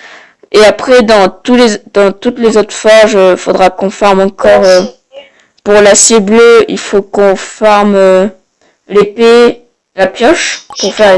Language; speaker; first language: French; native; French